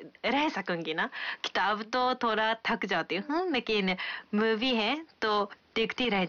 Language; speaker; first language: Hindi; non-native, fluent; Japanese